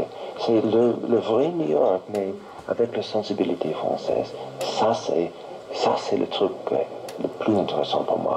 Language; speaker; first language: French; non-native, learner; English